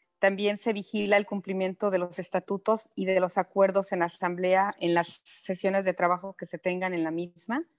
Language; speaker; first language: Spanish; native; Spanish